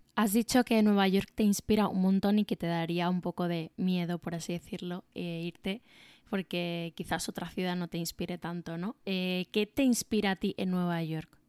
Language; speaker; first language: Spanish; native; Spanish